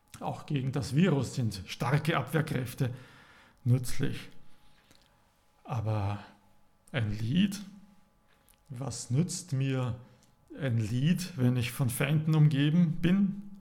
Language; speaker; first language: German; native; German